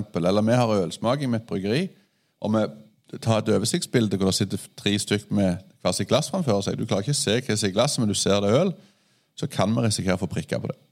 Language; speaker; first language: Norwegian; native; Norwegian